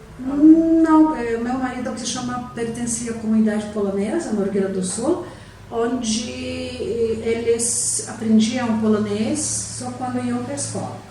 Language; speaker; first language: Portuguese; non-native, fluent; Polish